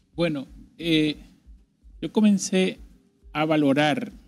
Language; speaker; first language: Spanish; native; Spanish